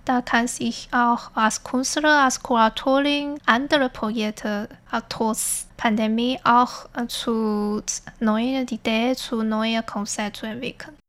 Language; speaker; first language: German; non-native, fluent; Chinese